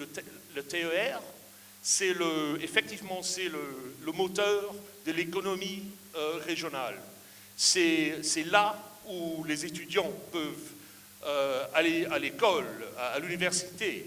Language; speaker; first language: French; non-native, fluent; English